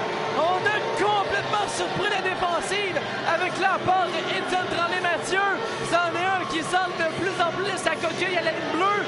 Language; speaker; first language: French; native; French